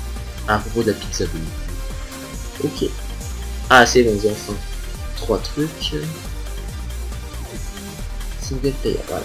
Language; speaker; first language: French; native; French